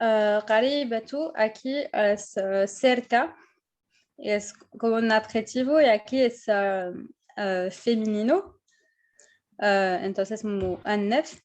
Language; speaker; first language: Spanish; non-native, fluent; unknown